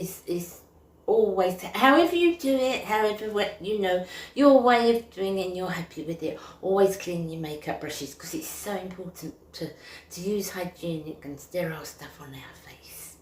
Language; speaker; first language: English; native; English